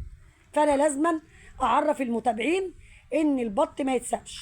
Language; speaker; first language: Arabic; native; Arabic